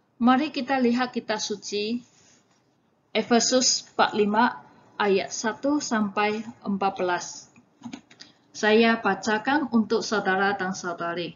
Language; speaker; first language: Malay; non-native, local second language; Chinese